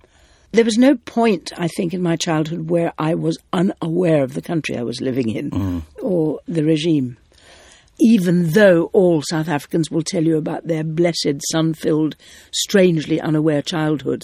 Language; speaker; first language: English; native; English